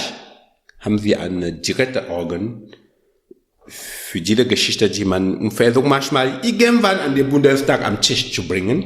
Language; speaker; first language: German; non-native, learner; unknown